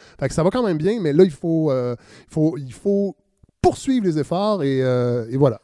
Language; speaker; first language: French; native; French